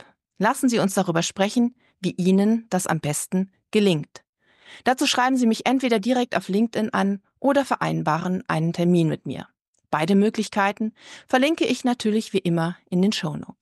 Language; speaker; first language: German; native; German